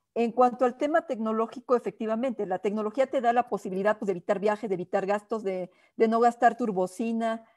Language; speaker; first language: Spanish; native; Spanish